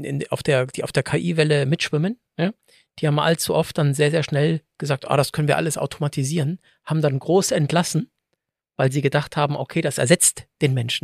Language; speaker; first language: German; native; German